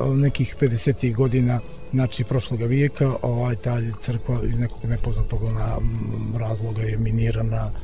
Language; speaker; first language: Serbian; native; Serbian